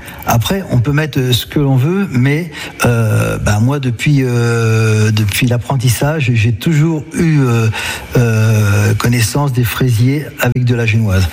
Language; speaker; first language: French; native; French